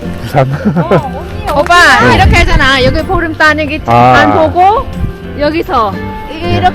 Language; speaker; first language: Korean; non-native, fluent; Vietnamese